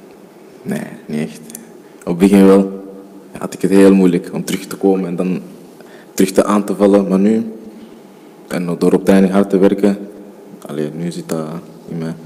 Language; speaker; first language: Dutch; early bilingual, other home language; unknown